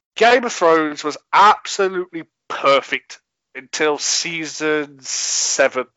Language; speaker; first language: English; native; English